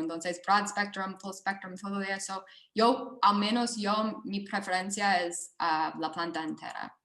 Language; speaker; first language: Spanish; non-native, fluent; English